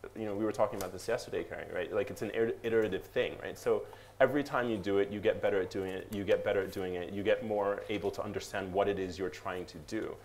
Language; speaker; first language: English; native; English